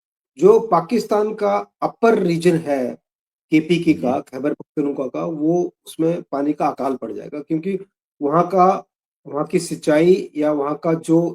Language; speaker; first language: Hindi; native; Hindi